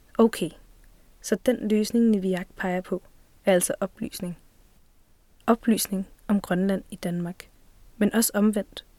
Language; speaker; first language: Danish; native; Danish